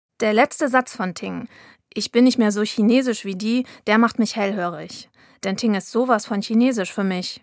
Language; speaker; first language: German; native; German